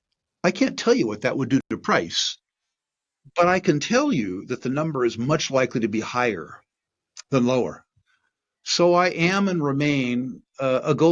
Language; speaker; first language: English; native; English